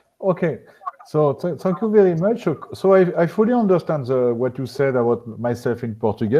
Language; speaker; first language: English; non-native, fluent; French